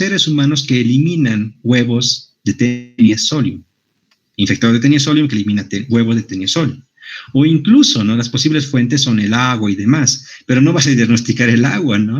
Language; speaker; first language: Spanish; native; Spanish